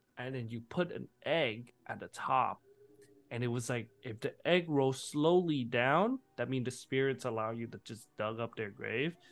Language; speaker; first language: English; early bilingual, other home language; Vietnamese